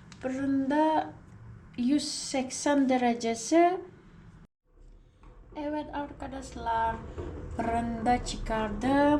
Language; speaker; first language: Turkish; non-native, learner; Indonesian